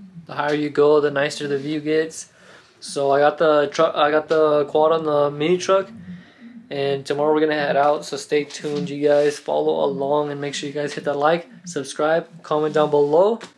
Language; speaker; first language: English; early bilingual, other home language; Spanish